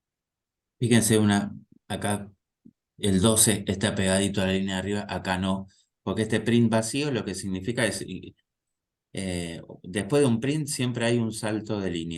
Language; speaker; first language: Spanish; native; Spanish